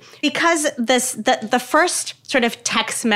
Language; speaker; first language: English; native; English